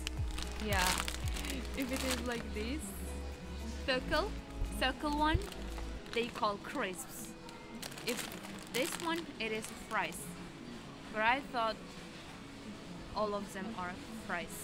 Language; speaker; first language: English; non-native, learner; Uzbek